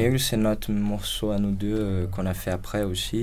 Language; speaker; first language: French; non-native, fluent; Portuguese